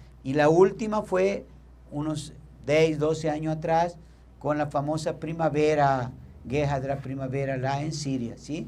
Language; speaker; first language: Portuguese; non-native, learner; Spanish